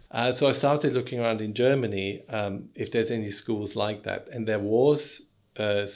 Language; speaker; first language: English; non-native, fluent; German